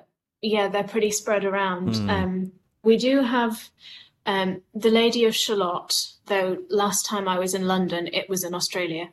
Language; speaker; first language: English; native; English